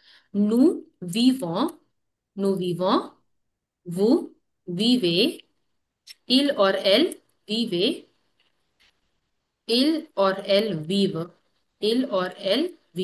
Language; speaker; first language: French; non-native, learner; Hindi